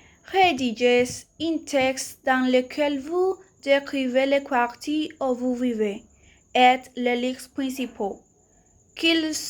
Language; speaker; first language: French; non-native, learner; Spanish